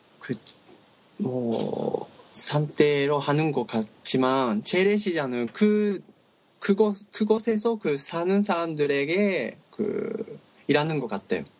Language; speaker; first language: Korean; non-native, learner; Japanese